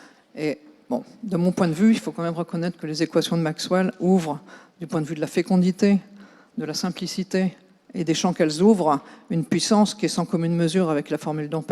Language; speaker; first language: French; native; French